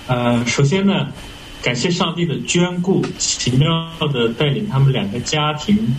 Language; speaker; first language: Chinese; native; Chinese